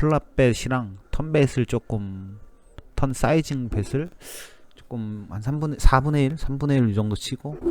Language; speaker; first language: Korean; native; Korean